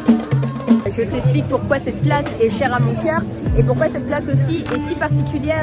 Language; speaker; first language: French; native; French